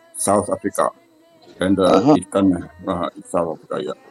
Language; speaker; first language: English; non-native, learner; Wolof